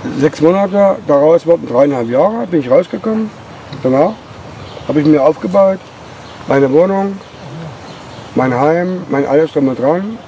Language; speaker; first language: German; native; German